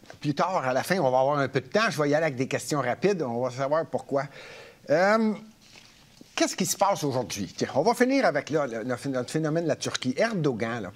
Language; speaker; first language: French; native; French